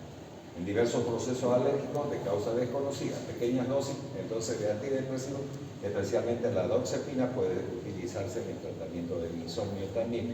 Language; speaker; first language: Spanish; native; Spanish